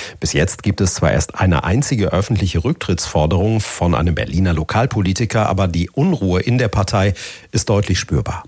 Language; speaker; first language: German; native; German